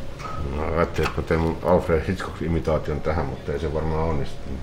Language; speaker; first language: Finnish; native; Finnish